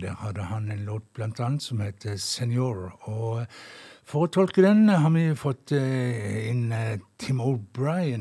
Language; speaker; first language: Norwegian; native; Norwegian